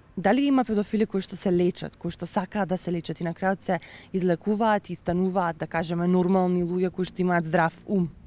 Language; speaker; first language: Macedonian; native; Macedonian